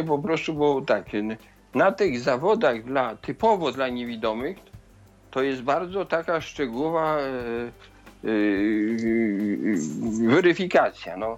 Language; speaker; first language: Polish; native; Polish